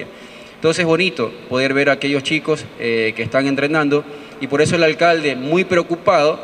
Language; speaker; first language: Spanish; native; Spanish